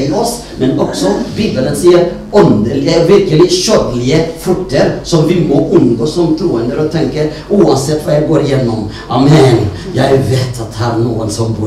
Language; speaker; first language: Norwegian; non-native, fluent; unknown